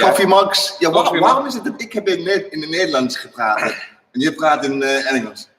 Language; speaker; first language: Dutch; non-native, learner; English